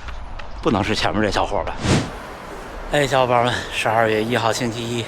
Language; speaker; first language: Chinese; native; Chinese